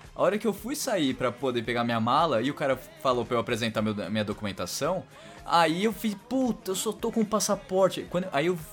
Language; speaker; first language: Portuguese; native; Portuguese